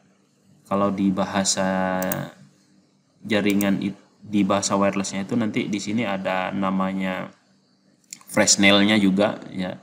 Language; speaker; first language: Indonesian; native; Indonesian